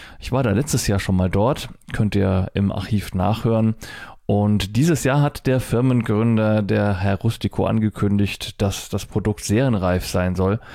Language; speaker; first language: German; native; German